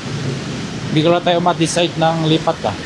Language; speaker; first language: Filipino; non-native, learner; Korean